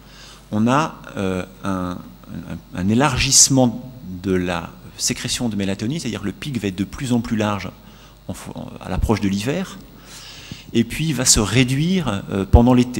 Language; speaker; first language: French; native; French